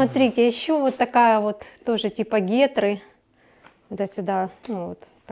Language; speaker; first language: Russian; native; Russian